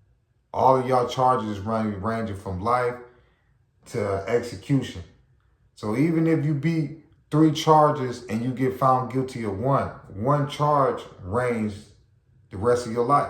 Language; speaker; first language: English; native; English